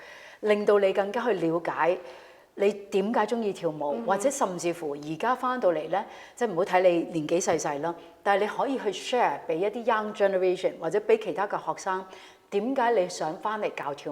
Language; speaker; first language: Cantonese; native; Cantonese